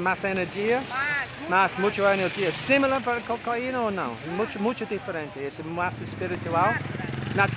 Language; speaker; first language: Spanish; non-native, learner; English